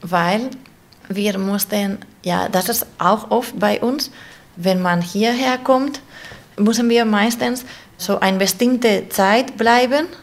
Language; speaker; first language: German; non-native, learner; Spanish